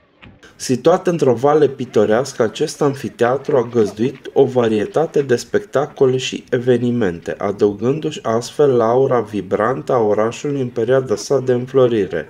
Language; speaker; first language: Romanian; native; Romanian